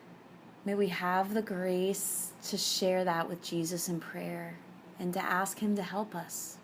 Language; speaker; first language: English; native; English